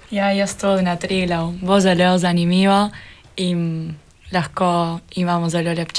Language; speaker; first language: Slovenian; early bilingual, heritage; Spanish